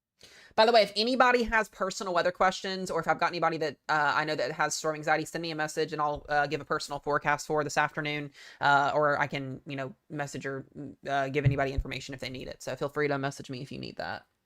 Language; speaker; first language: English; native; English